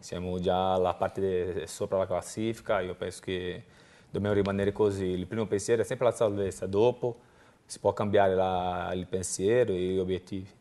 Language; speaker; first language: Italian; non-native, learner; Portuguese